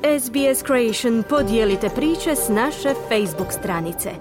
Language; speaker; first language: Croatian; native; Croatian